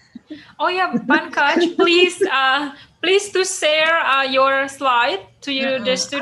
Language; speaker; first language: English; non-native, fluent; Indonesian